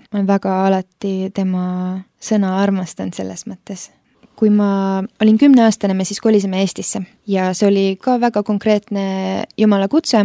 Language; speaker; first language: Estonian; early bilingual, other home language; Finnish